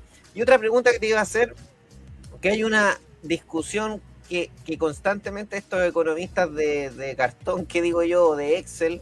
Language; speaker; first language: Spanish; native; Spanish